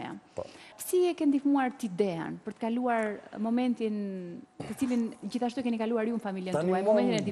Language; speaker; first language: Albanian; native; Albanian